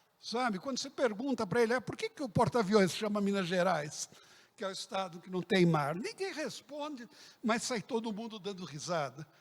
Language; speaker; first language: Portuguese; early bilingual, other home language; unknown